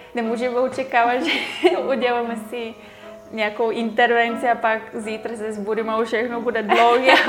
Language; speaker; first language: Czech; non-native, fluent; Bulgarian